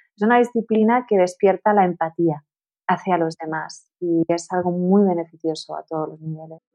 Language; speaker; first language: Spanish; native; Spanish